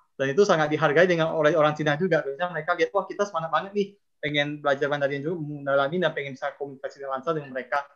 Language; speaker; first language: Indonesian; non-native, local second language; Chinese